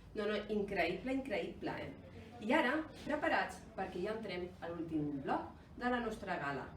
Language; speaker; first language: Catalan; native; Catalan